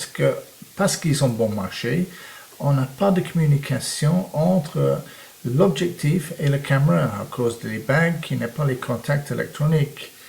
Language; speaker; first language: French; non-native, fluent; English